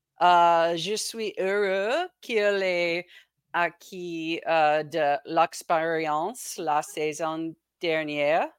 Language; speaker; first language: French; non-native, learner; English